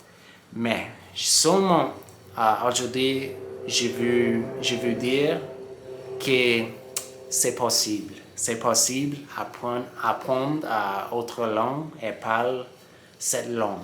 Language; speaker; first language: French; non-native, learner; English